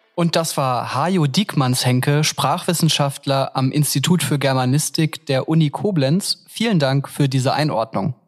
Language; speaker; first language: German; native; German